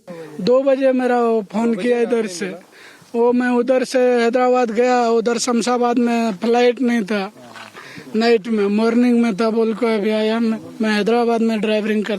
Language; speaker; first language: Hindi; non-native, local second language; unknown